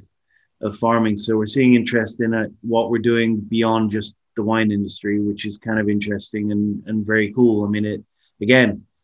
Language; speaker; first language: English; non-native, fluent; Spanish